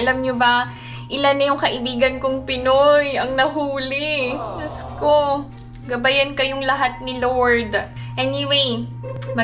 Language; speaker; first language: Filipino; native; Filipino